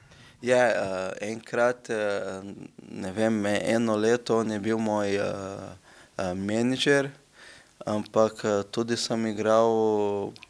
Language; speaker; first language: Slovenian; non-native, learner; Portuguese